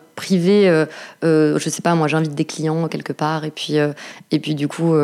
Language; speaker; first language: French; native; French